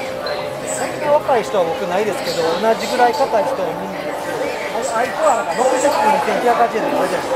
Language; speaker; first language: Japanese; native; Japanese